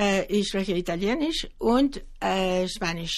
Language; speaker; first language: German; non-native, learner; Greek